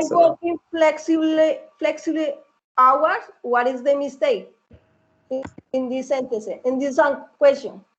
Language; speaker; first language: English; non-native, learner; Spanish